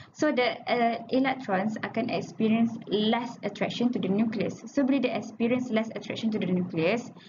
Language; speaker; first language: English; non-native, local second language; Malay